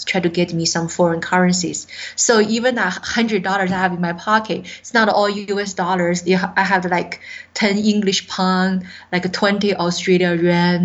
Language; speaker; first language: English; non-native, fluent; Chinese